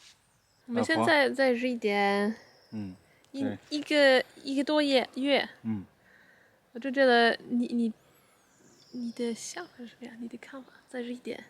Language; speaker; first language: Chinese; non-native, fluent; Swedish